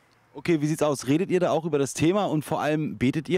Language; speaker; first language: German; native; German